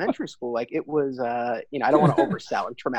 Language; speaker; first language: English; native; English